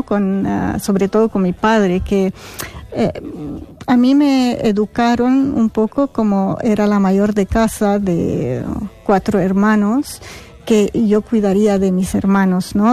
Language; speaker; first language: Spanish; non-native, fluent; Arabic